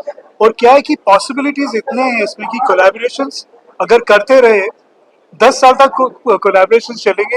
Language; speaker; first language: Hindi; native; Hindi